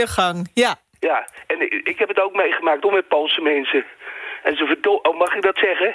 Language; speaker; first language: Dutch; native; Dutch